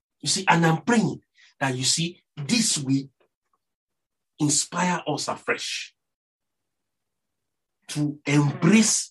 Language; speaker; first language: English; non-native, local second language; Yoruba